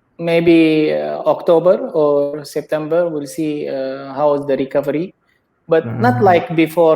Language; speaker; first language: English; non-native, learner; Indonesian